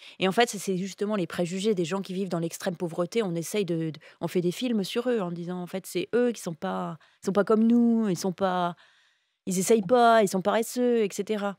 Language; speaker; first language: French; native; French